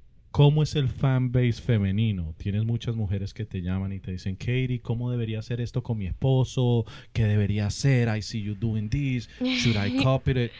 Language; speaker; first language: Spanish; native; Spanish